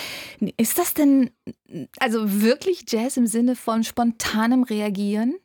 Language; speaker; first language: German; native; German